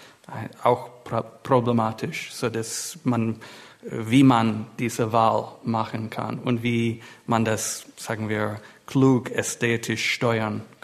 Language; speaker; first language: German; non-native, fluent; English